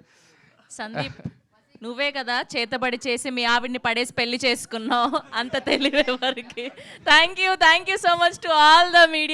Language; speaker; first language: Telugu; native; Telugu